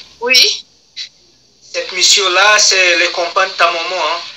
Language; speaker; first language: French; non-native, learner; Portuguese